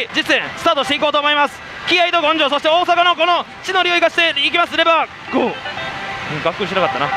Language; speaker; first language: Japanese; native; Japanese